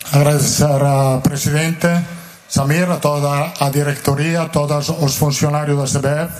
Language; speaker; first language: Portuguese; non-native, learner; Italian